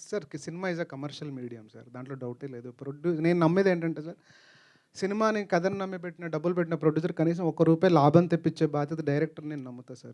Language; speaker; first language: Telugu; native; Telugu